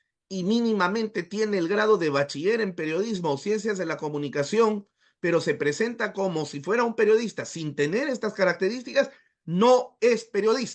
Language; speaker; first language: Spanish; native; Spanish